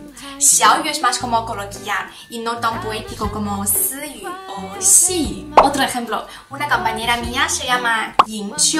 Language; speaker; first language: Spanish; non-native, fluent; Chinese